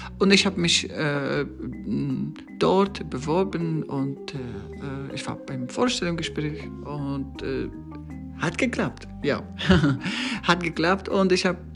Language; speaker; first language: German; non-native, learner; Persian